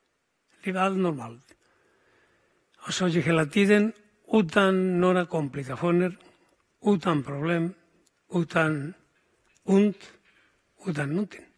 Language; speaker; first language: Swedish; non-native, fluent; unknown